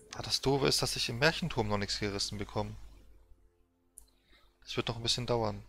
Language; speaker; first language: German; native; German